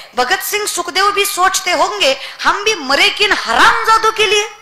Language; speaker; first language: Hindi; non-native, local second language; Marathi